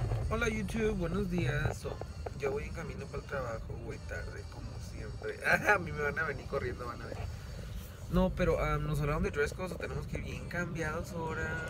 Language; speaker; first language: Spanish; early bilingual, heritage; Spanish